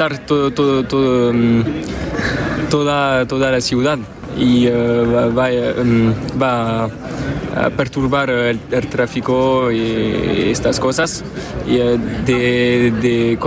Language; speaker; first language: Spanish; non-native, learner; French